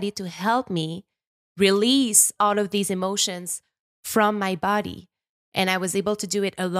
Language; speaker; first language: English; non-native, fluent; French